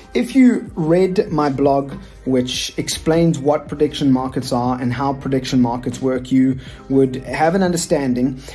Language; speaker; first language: English; native; English